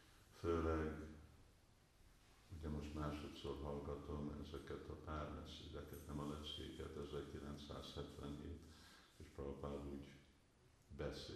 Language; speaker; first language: Hungarian; early bilingual, heritage; Hungarian